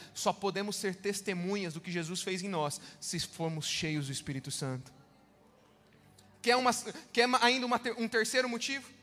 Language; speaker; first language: Portuguese; native; Portuguese